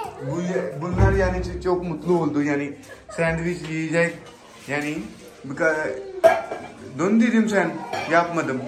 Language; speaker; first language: Turkish; non-native, learner; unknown